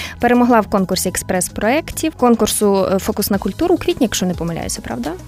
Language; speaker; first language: Ukrainian; native; Ukrainian